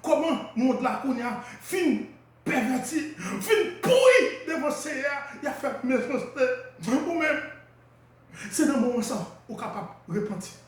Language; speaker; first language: French; non-native, local second language; Haitian Creole